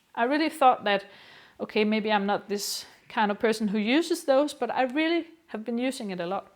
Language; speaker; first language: English; non-native, fluent; Danish